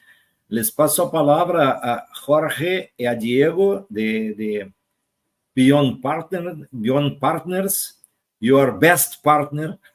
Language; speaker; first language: Spanish; non-native, fluent; Portuguese